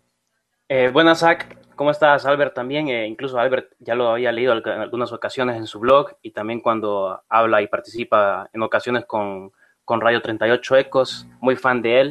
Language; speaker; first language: Spanish; native; Spanish